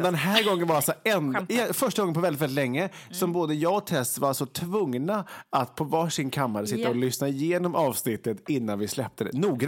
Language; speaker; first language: Swedish; native; Swedish